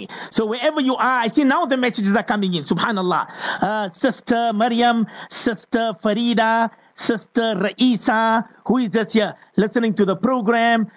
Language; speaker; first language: English; native; English